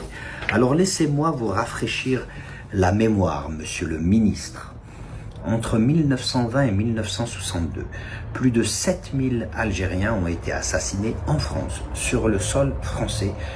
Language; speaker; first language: French; non-native, local second language; Kabyle